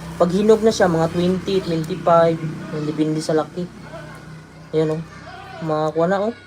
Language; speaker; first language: Filipino; non-native, local second language; Cebuano